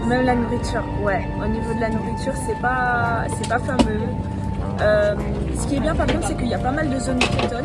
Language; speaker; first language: French; native; French